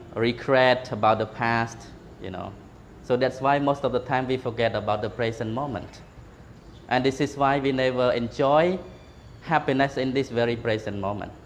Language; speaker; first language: English; non-native, fluent; Khmer